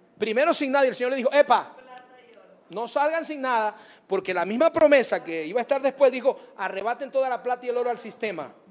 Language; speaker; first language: Spanish; native; Spanish